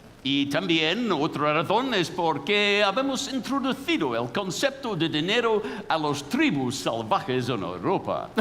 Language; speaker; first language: Spanish; non-native, fluent; English